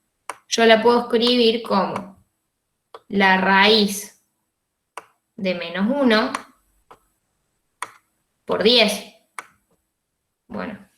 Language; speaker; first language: Spanish; native; Spanish